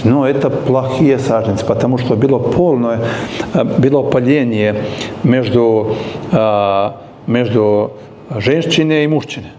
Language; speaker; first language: Russian; non-native, learner; Serbian